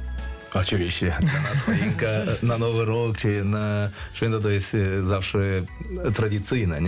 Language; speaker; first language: Polish; non-native, fluent; Russian